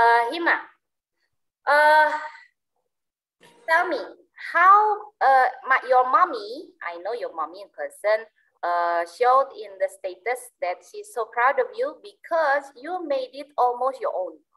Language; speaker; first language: English; non-native, learner; Indonesian